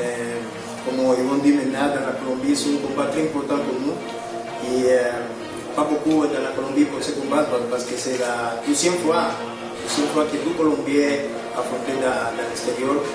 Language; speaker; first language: French; non-native, learner; Spanish